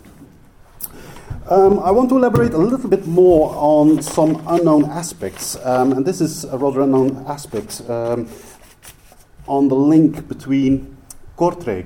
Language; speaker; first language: English; non-native, fluent; Dutch